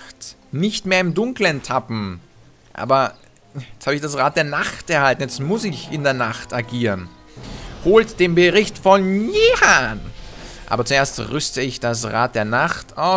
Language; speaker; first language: German; native; German